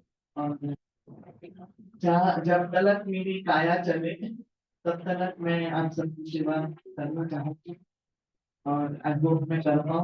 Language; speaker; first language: Hindi; non-native, local second language; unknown